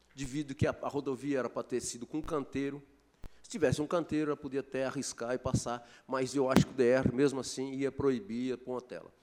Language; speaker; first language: Portuguese; native; Portuguese